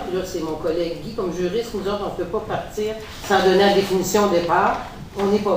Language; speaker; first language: French; native; French